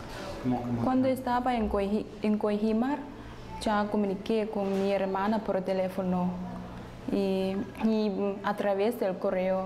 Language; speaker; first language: Spanish; non-native, learner; English